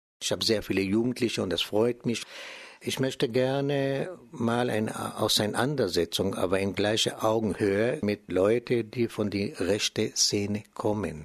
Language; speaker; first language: German; non-native, fluent; Hebrew